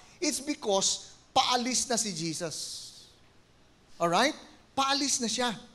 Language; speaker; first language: Filipino; non-native, local second language; Iloko